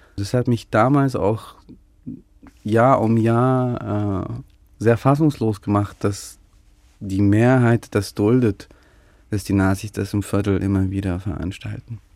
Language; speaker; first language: German; early bilingual, other home language; Russian